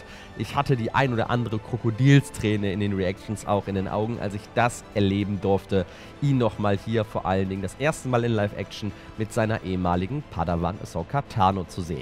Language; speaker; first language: German; native; German